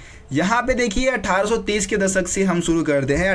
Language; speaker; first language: Hindi; native; Hindi